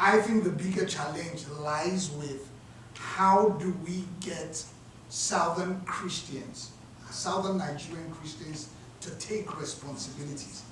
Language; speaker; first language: English; non-native, local second language; Yoruba